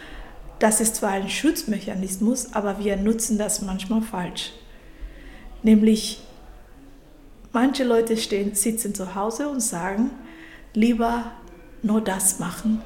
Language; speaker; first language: German; non-native, fluent; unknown